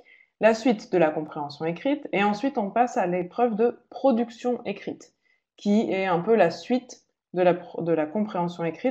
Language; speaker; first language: French; native; French